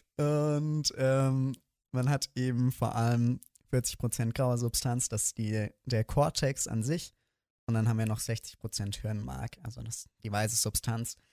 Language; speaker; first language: German; native; German